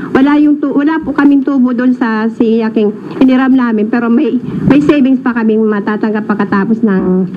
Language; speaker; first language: Filipino; native; Filipino